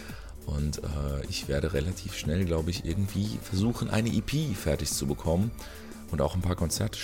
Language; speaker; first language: German; early bilingual, other home language; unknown